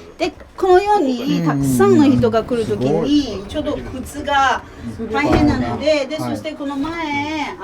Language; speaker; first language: Japanese; non-native, fluent; Chinese